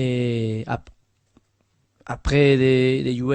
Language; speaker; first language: French; non-native, learner; Spanish